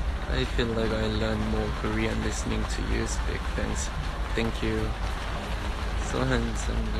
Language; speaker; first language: English; non-native, fluent; Korean